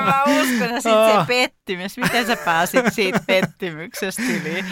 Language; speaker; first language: Finnish; native; Finnish